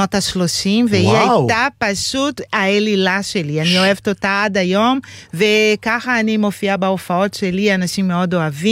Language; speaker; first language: Hebrew; non-native, fluent; Portuguese